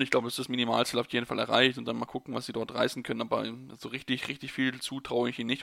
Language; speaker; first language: German; native; German